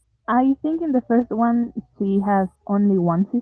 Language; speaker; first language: English; non-native, learner; Spanish